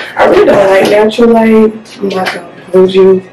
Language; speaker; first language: English; native; English